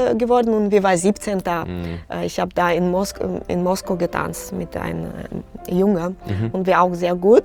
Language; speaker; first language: German; non-native, learner; Russian